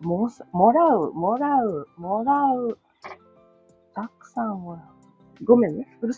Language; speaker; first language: Japanese; non-native, learner; Filipino